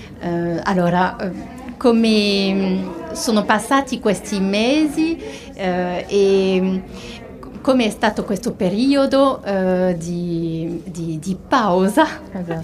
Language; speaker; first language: Italian; non-native, fluent; French